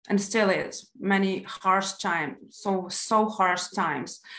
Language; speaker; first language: English; non-native, fluent; Ukrainian